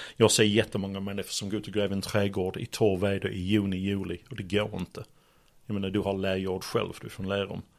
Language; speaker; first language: Swedish; non-native, fluent; English